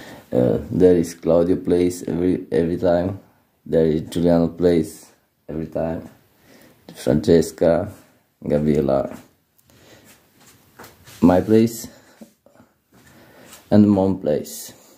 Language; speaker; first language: English; non-native, learner; Romanian